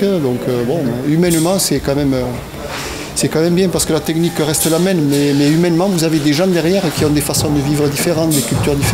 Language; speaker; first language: French; native; French